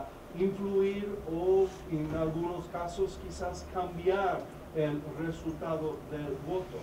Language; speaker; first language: Spanish; non-native, fluent; English